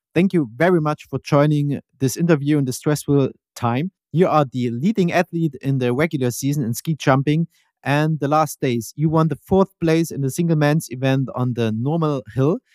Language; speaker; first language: English; non-native, fluent; German